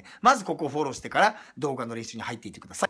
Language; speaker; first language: Japanese; native; Japanese